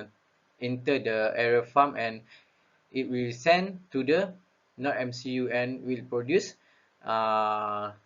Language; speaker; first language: English; non-native, local second language; Malay